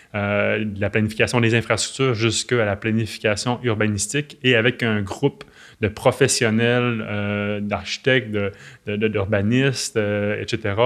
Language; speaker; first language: French; native; French